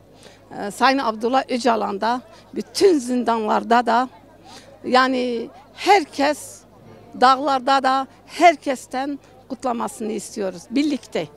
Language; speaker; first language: Turkish; non-native, local second language; Kurdish